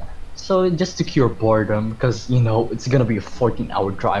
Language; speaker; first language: English; non-native, local second language; Filipino